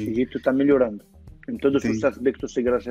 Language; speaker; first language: Portuguese; non-native, fluent; Arabic